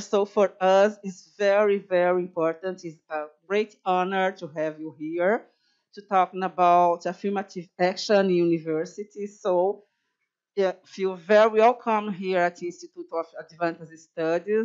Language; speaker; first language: English; non-native, fluent; Portuguese